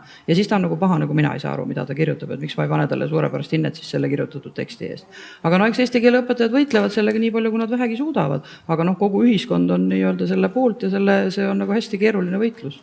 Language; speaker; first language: Estonian; native; Estonian